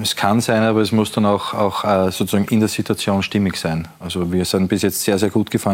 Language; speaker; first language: German; native; German